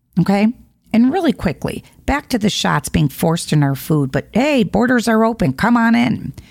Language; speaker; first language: English; native; English